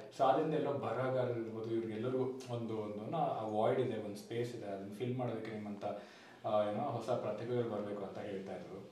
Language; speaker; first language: Kannada; native; Kannada